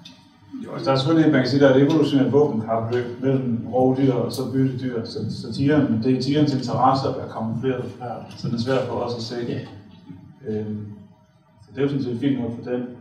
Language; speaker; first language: Danish; native; Danish